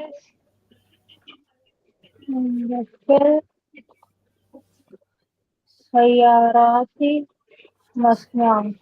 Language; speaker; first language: Arabic; non-native, learner; Hindi